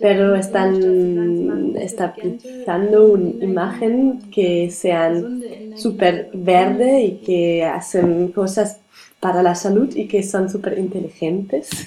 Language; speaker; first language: Spanish; non-native, learner; German